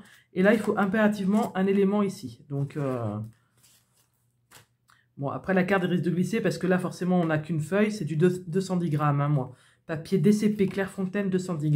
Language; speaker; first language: French; native; French